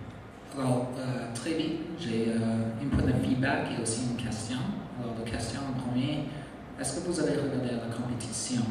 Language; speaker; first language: French; non-native, fluent; English